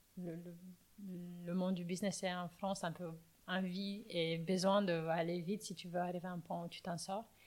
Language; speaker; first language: French; non-native, fluent; Romanian